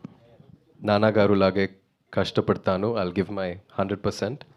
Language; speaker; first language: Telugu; non-native, local second language; Tamil